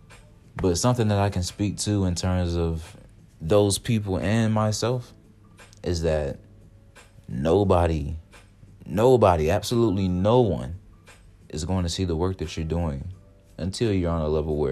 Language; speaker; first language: English; native; English